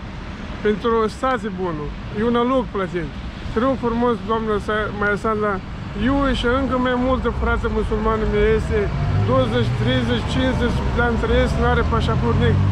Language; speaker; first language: Romanian; non-native, learner; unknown